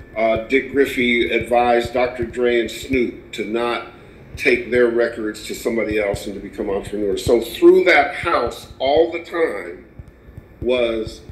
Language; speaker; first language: English; native; English